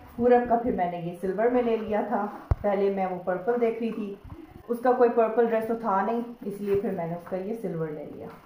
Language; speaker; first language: Urdu; native; Urdu